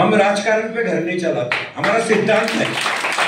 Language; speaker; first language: Hindi; non-native, local second language; Marathi